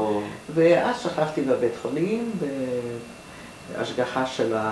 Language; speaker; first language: Hebrew; non-native, fluent; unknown